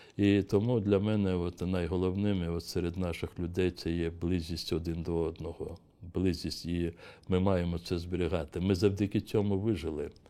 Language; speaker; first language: Ukrainian; non-native, local second language; Crimean Tatar